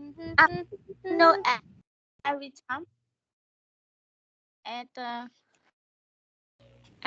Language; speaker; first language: English; non-native, learner; Vietnamese